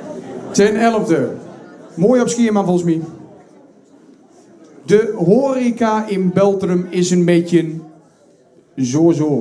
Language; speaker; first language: Dutch; native; Dutch